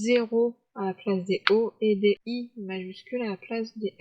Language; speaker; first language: French; native; French